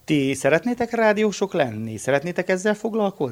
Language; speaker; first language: Hungarian; native; Hungarian